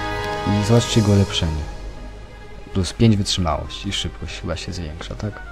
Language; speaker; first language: Polish; native; Polish